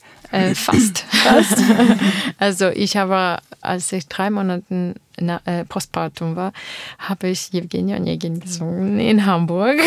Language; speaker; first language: German; non-native, learner; Armenian